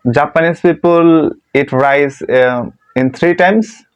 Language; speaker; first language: English; non-native, learner; Bangla